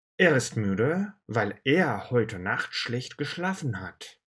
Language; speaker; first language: German; non-native, fluent; Russian